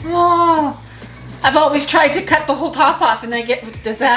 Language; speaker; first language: English; native; English